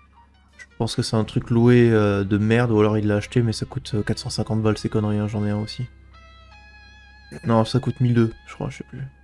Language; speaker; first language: French; native; French